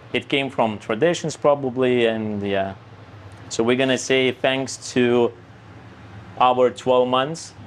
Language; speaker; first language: English; non-native, fluent; Lithuanian